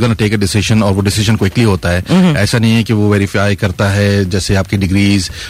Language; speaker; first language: Urdu; native; Urdu